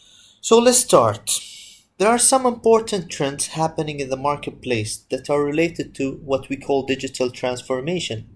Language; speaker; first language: English; non-native, fluent; Arabic